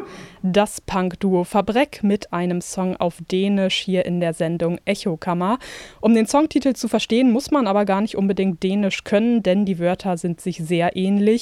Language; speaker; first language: German; native; German